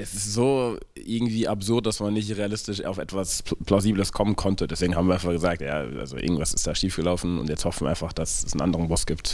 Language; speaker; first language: German; native; German